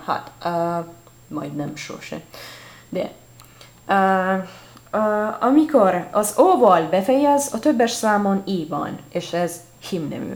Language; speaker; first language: Hungarian; non-native, learner; Italian